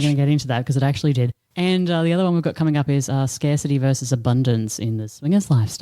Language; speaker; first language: English; native; English